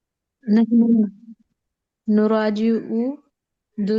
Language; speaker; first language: Arabic; non-native, learner; Urdu